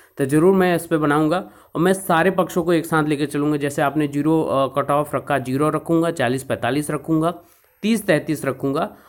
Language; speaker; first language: Hindi; native; Hindi